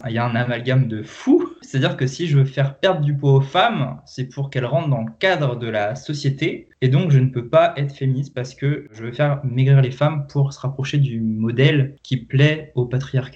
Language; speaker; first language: French; native; French